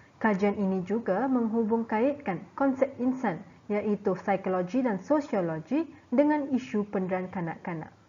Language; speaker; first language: Malay; non-native, local second language; Tamil